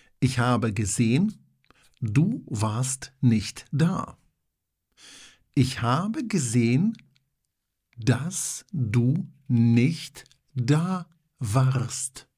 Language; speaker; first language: German; non-native, fluent; Polish